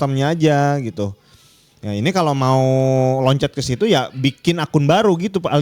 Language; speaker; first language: Indonesian; native; Indonesian